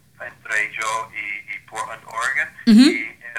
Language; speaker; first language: Spanish; non-native, learner; English